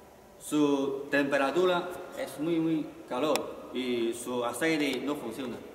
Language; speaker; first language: Spanish; non-native, learner; Chinese